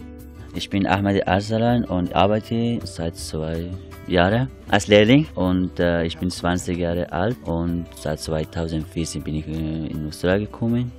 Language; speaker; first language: German; non-native, learner; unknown